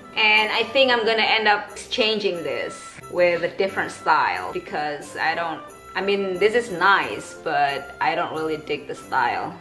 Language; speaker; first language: English; non-native, fluent; Indonesian